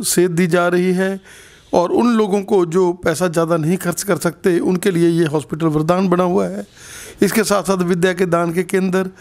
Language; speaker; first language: Hindi; non-native, local second language; Punjabi